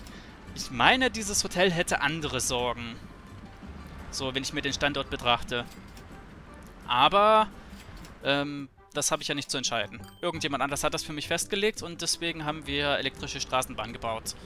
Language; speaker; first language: German; native; German